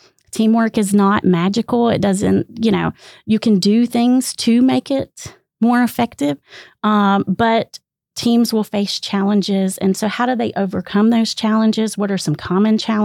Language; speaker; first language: English; native; English